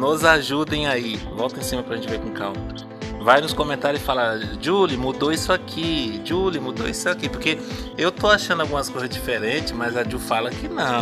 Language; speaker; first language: Portuguese; native; Portuguese